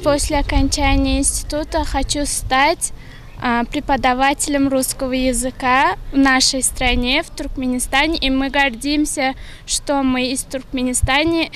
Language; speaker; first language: Russian; non-native, fluent; Turkmen